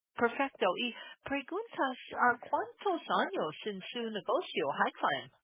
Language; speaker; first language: Spanish; non-native, learner; English